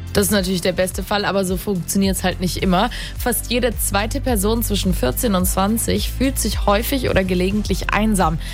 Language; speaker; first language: German; native; German